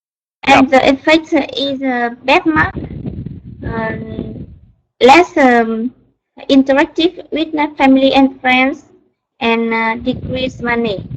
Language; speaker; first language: English; non-native, learner; Vietnamese